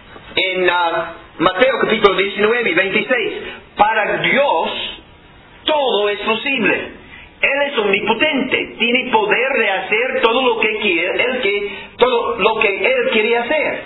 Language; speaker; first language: Spanish; non-native, fluent; English